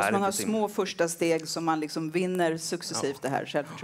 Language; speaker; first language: Swedish; native; Swedish